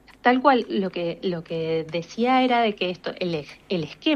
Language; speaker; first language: Spanish; native; Spanish